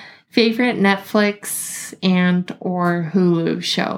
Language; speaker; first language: English; native; English